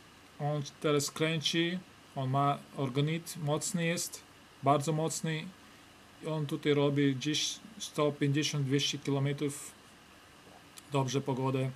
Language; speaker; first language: Polish; non-native, learner; Lithuanian